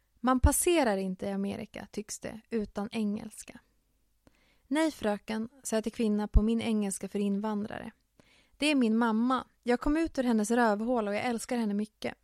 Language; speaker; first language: Swedish; early bilingual, other home language; Finnish